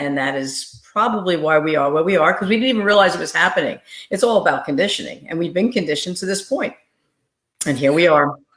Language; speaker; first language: English; native; English